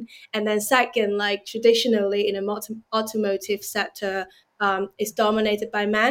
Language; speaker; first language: English; non-native, local second language; Cantonese